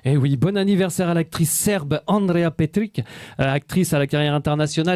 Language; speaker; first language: French; native; French